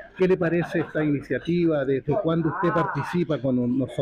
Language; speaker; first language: Spanish; native; Spanish